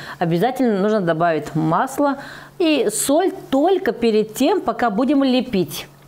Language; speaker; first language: Russian; non-native, local second language; Lezghian